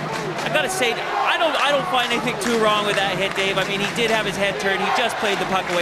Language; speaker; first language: English; native; English